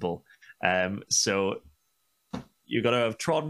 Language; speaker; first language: English; native; English